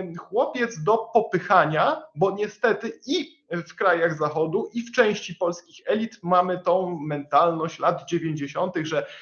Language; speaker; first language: Polish; native; Polish